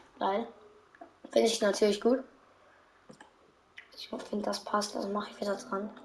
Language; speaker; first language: German; native; German